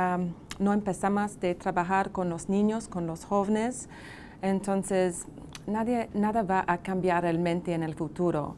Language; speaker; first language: Spanish; non-native, fluent; English